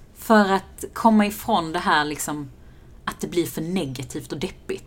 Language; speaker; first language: Swedish; early bilingual, other home language; Persian